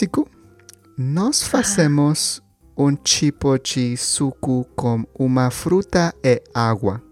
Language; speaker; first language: Portuguese; non-native, learner; Spanish